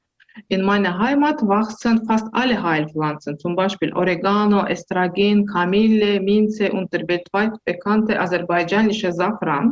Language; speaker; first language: German; non-native, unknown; Azerbaijani